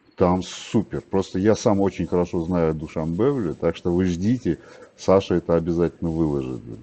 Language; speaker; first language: Russian; native; Russian